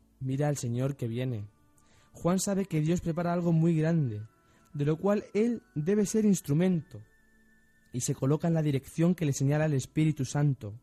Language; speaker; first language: Spanish; native; Spanish